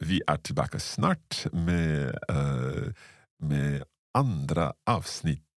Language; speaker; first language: Swedish; non-native, learner; English